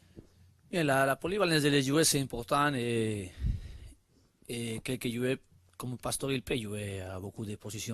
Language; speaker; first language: French; non-native, learner; Spanish